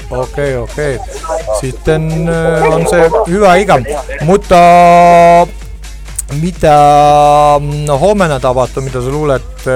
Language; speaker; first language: Finnish; non-native, learner; Estonian